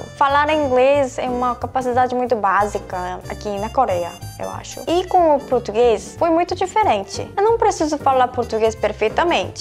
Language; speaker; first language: Portuguese; non-native, fluent; Korean